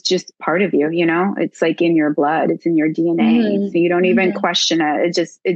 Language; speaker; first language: English; early bilingual, other home language; Spanish